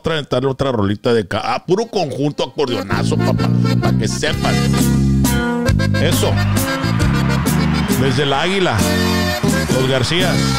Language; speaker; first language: Spanish; early bilingual, other home language; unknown